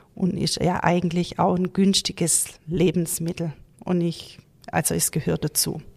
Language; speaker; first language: German; native; German